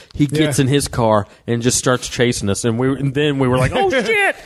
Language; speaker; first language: English; native; English